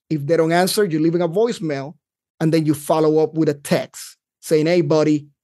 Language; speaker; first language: English; non-native, fluent; Spanish